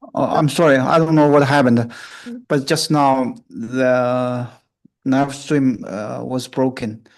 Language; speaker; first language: English; non-native, fluent; Chinese